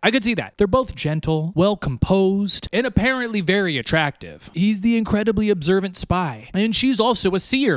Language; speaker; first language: English; native; English